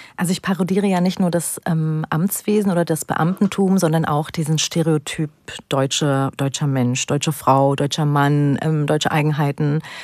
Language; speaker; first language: German; early bilingual, other home language; Turkish